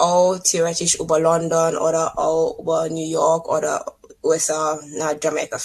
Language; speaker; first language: German; non-native, learner; English